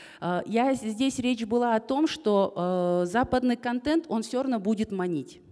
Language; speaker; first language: Russian; non-native, local second language; Kazakh